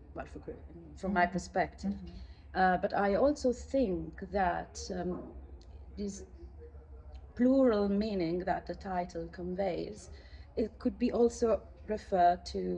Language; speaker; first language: English; non-native, fluent; Italian